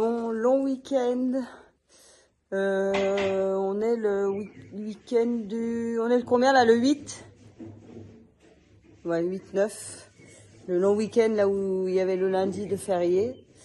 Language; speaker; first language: French; native; French